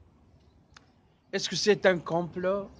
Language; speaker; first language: French; non-native, fluent; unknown